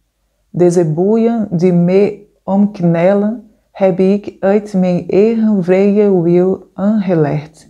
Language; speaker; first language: Dutch; non-native, fluent; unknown